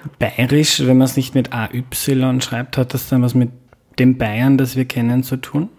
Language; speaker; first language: German; native; German